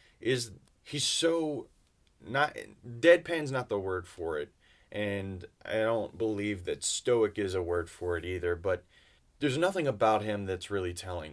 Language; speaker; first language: English; native; English